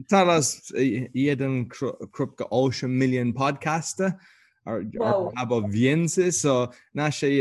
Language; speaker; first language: Polish; non-native, learner; English